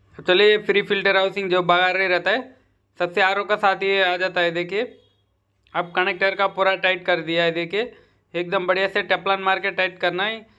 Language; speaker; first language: Hindi; non-native, local second language; Tamil